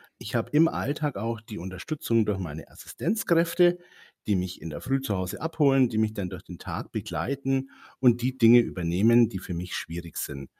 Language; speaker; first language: German; native; German